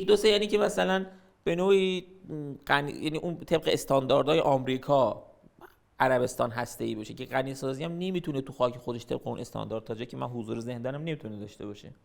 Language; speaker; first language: Persian; native; Persian